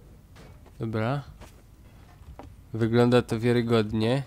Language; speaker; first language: Polish; native; Polish